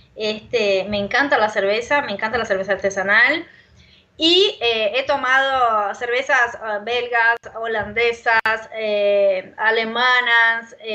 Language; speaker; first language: Spanish; non-native, fluent; Portuguese